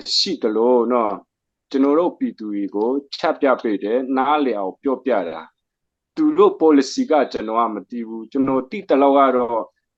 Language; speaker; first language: Burmese; non-native, local second language; Hakha Chin